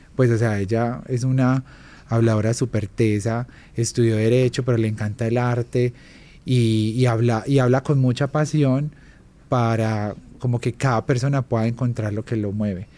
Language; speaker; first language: Spanish; native; Spanish